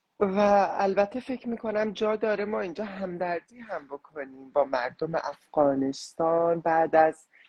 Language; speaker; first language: Persian; native; Persian